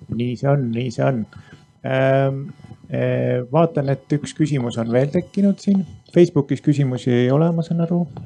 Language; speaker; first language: Estonian; native; Estonian